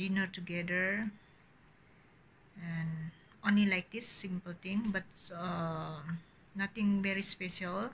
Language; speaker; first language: English; non-native, learner; Indonesian